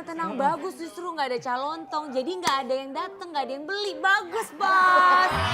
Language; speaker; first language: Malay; non-native, learner; Russian